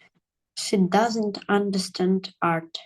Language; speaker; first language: English; non-native, learner; Russian